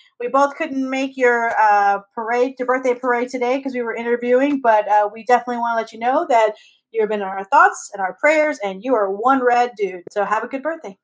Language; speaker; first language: English; native; English